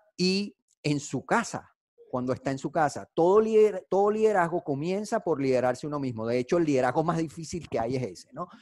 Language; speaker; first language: Spanish; native; Spanish